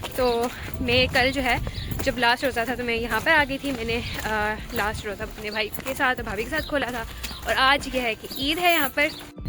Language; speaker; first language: Urdu; native; Urdu